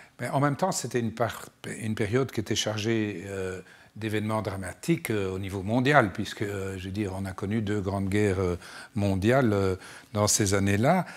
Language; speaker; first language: French; non-native, local second language; Arabic